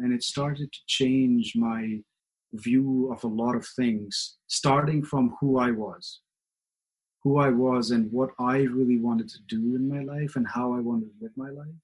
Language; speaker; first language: English; non-native, local second language; Hindi